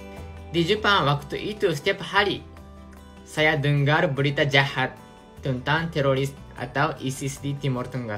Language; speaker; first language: Indonesian; non-native, fluent; Japanese